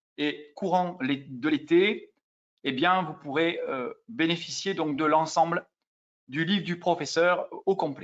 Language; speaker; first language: French; native; French